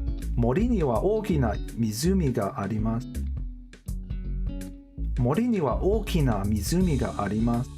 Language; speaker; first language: Japanese; non-native, learner; English